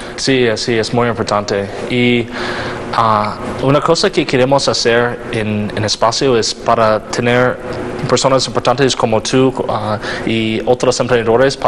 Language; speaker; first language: Spanish; non-native, learner; English